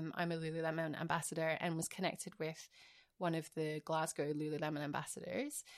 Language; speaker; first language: English; native; English